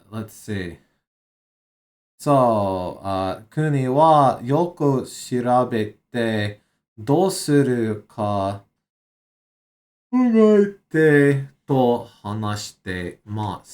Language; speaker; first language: Japanese; non-native, learner; English